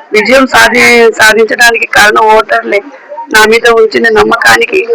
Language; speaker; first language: Telugu; non-native, local second language; Lambadi